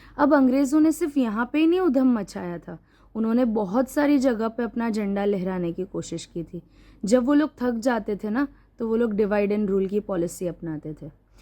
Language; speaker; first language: Hindi; native; Hindi